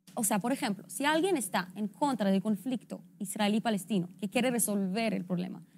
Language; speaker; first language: Spanish; non-native, fluent; Hebrew